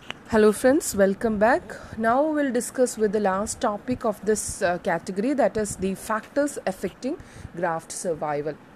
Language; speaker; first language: English; non-native, local second language; Malayalam